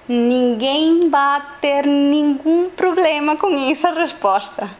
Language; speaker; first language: Portuguese; non-native, learner; Spanish